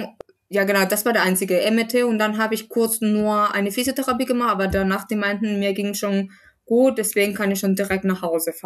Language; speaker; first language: German; non-native, fluent; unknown